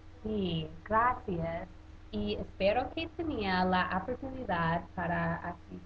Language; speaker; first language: Spanish; non-native, learner; English